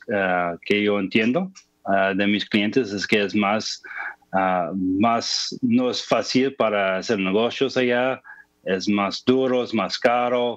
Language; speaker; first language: Spanish; non-native, fluent; English